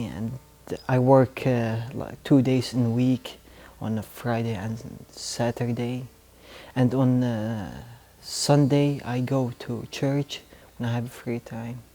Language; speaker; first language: English; non-native, learner; Arabic